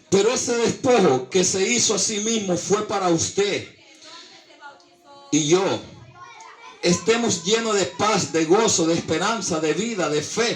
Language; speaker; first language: Spanish; native; Spanish